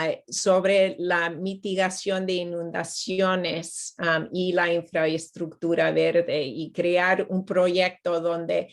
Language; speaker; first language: Spanish; non-native, fluent; English